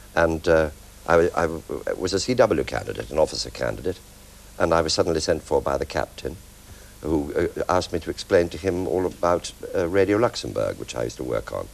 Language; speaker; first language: English; native; English